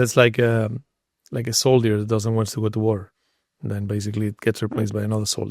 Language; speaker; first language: English; non-native, fluent; Spanish